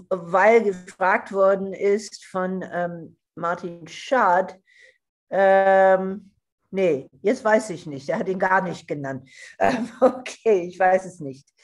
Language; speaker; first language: German; non-native, fluent; English